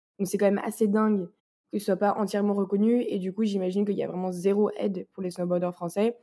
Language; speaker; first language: French; native; French